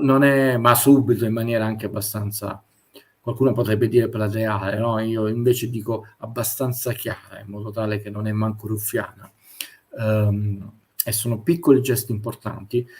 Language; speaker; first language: Italian; native; Italian